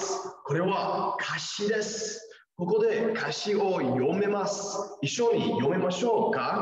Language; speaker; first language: Japanese; non-native, learner; English